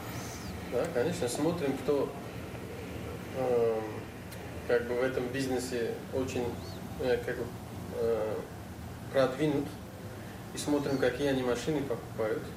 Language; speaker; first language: Russian; non-native, local second language; Uzbek